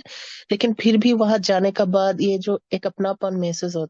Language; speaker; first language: Hindi; non-native, fluent; Bangla